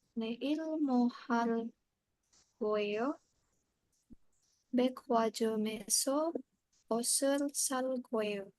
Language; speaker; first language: Korean; non-native, learner; Indonesian